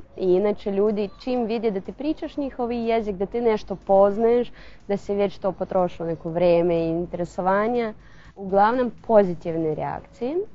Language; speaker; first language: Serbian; non-native, fluent; Russian